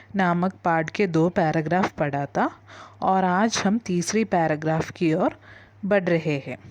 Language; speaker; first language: Hindi; non-native, local second language; Malayalam